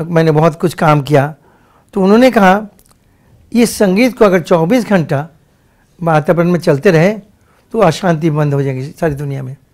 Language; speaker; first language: Hindi; non-native, local second language; Bangla